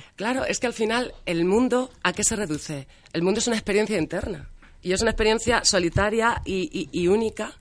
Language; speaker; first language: Spanish; native; Spanish